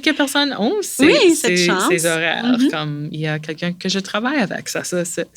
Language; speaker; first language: French; non-native, local second language; English